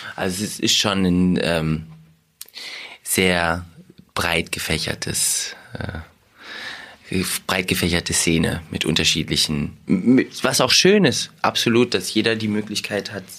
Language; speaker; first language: German; early bilingual, other home language; Russian